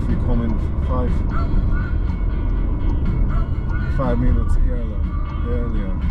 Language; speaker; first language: English; non-native, learner; German